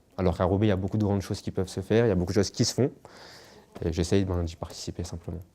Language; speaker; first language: French; native; French